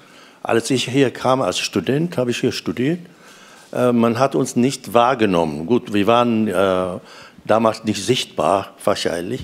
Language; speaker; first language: German; non-native, fluent; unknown